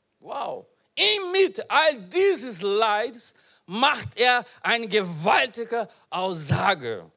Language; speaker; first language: German; non-native, learner; Portuguese